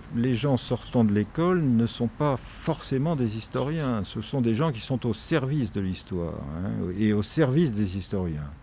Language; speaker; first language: French; native; French